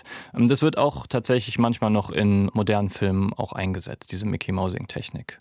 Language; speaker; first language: German; native; German